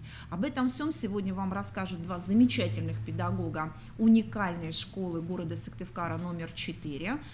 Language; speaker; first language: Russian; native; Russian